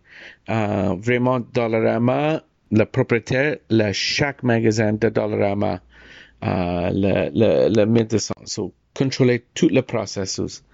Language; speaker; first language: French; non-native, learner; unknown